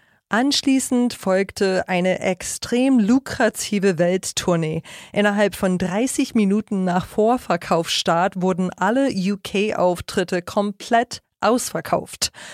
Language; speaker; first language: German; native; German